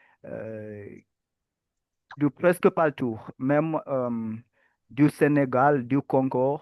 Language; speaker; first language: French; non-native, learner; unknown